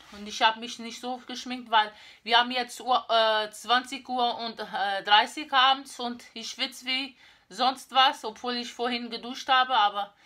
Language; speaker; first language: German; non-native, learner; Portuguese